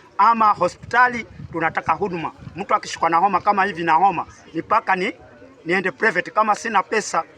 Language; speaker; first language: Swahili; native; Swahili